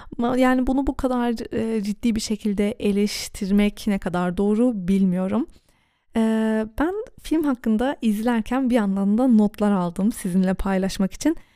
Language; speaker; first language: Turkish; early bilingual, heritage; Turkish